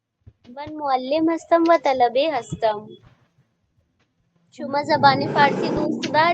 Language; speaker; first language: Persian; non-native, learner; Urdu